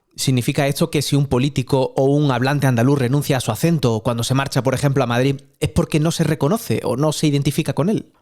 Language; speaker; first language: Spanish; native; Spanish